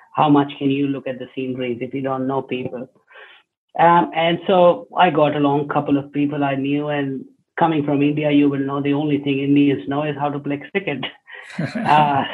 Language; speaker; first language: English; non-native, local second language; Hindi